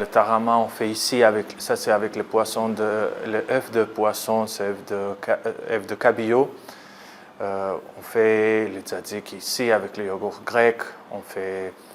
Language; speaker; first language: French; non-native, learner; Greek